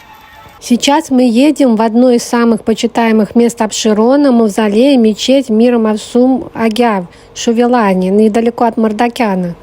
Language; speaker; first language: Russian; native; Russian